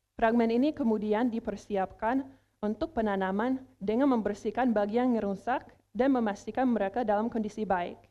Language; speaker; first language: Indonesian; non-native, fluent; English